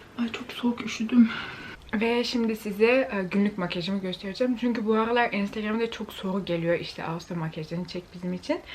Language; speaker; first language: Turkish; early bilingual, heritage; Turkish